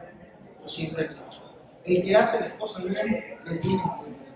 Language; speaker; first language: Spanish; native; Spanish